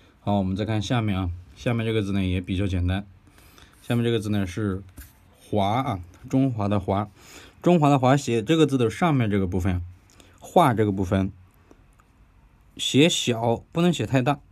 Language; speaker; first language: Chinese; native; Chinese